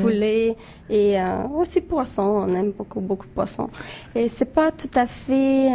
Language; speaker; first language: French; non-native, fluent; Romanian